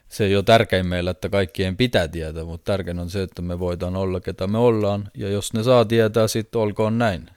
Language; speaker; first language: Finnish; non-native, fluent; Estonian